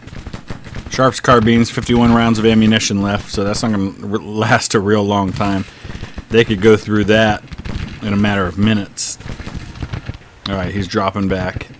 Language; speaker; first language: English; native; English